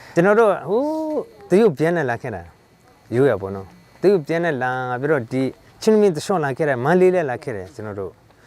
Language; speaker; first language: Burmese; non-native, local second language; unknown